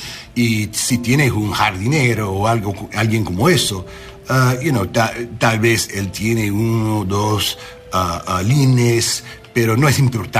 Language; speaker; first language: Spanish; non-native, learner; English